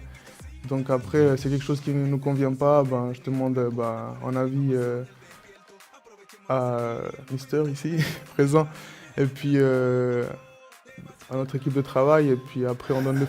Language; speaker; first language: French; early bilingual, other home language; Spanish